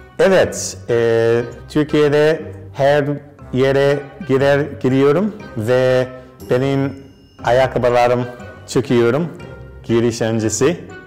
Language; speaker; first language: Turkish; non-native, learner; English